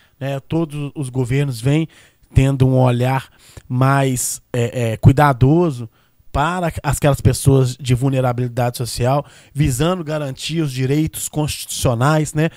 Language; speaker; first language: Portuguese; native; Portuguese